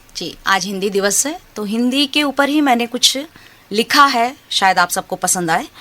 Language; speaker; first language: Hindi; non-native, local second language; Bangla